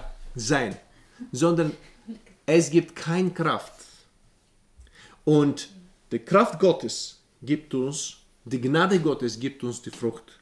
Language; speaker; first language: German; non-native, learner; Bulgarian